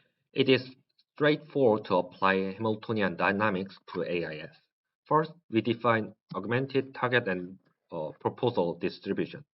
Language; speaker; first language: English; non-native, learner; Korean